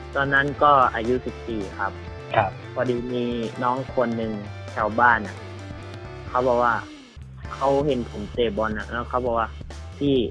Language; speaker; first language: Thai; early bilingual, heritage; Thai